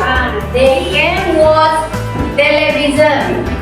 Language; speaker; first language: English; non-native, learner; Indonesian